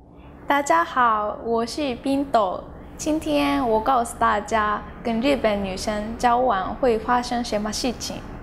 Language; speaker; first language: Chinese; non-native, fluent; Japanese